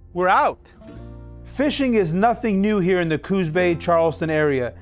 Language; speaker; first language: English; native; English